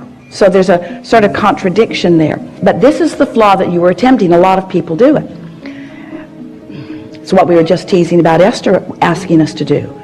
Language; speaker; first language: English; native; English